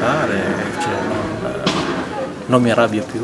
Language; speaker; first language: Italian; non-native, fluent; Malayalam